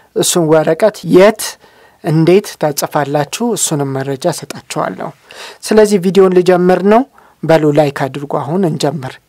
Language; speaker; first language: Amharic; native; Amharic